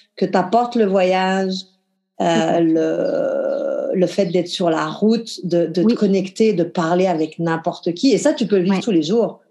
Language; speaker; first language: French; native; French